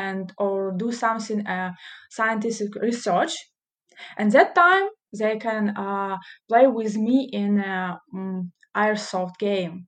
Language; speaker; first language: English; non-native, learner; Russian